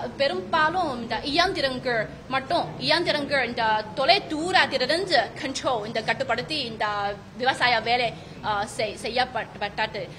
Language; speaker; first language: Tamil; non-native, fluent; Chinese